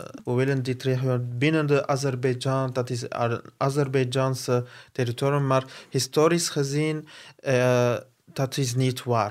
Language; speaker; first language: Dutch; non-native, fluent; Arabic